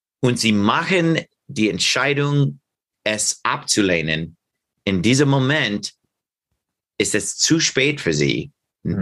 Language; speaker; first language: German; non-native, learner; English